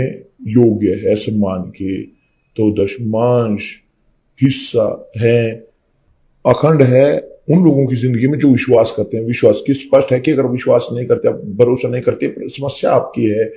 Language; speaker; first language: Hindi; non-native, fluent; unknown